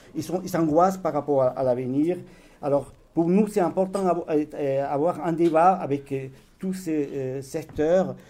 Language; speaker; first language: French; non-native, fluent; Spanish